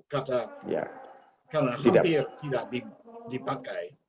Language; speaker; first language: Indonesian; non-native, learner; English